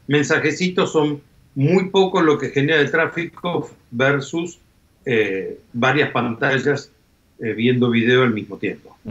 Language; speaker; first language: Spanish; native; Spanish